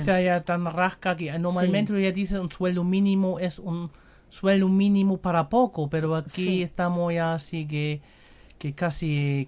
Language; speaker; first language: Spanish; non-native, learner; German